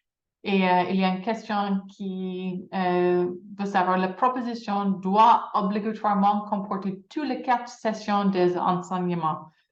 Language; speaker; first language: French; non-native, fluent; English